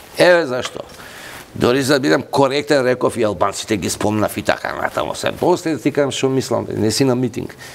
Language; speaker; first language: Macedonian; non-native, local second language; Albanian